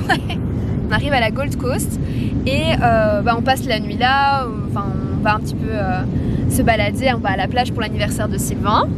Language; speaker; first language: French; native; French